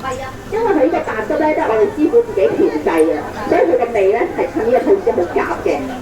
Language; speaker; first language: Cantonese; native; Cantonese